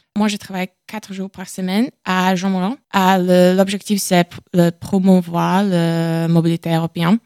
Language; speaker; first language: French; non-native, learner; Latvian